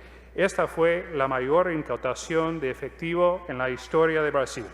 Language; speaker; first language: Spanish; non-native, fluent; English